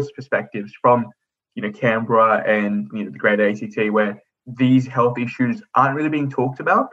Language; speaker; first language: English; native; English